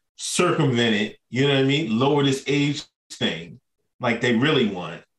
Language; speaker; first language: English; native; English